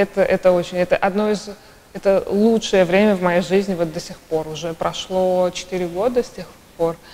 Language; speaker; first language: Russian; native; Russian